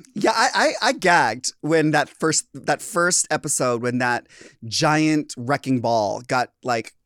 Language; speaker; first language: English; early bilingual, other home language; Filipino